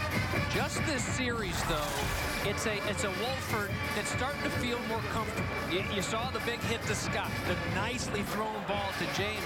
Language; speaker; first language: English; native; English